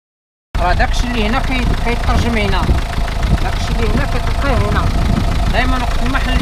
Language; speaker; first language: Arabic; native; Arabic